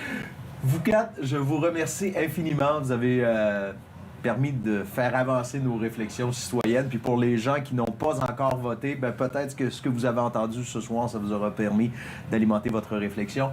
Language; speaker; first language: French; native; French